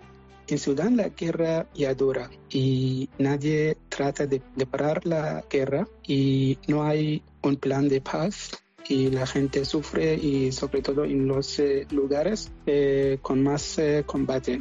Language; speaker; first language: Spanish; non-native, local second language; Arabic